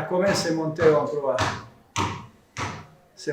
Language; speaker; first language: French; non-native, fluent; Serbian